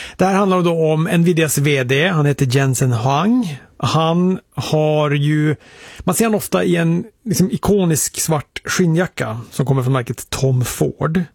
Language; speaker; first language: Swedish; native; Swedish